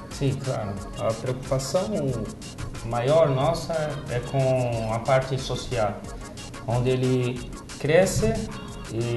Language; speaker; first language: Spanish; non-native, fluent; Portuguese